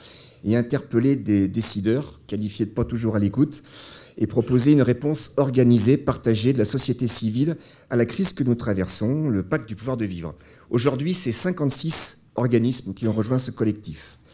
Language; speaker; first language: French; native; French